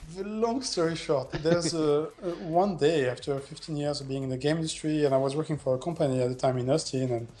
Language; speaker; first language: English; non-native, fluent; French